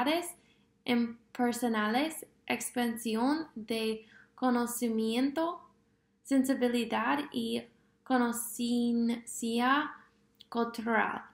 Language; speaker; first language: Spanish; non-native, fluent; English